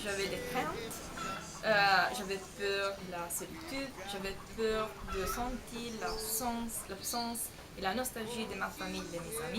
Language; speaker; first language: French; non-native, fluent; Italian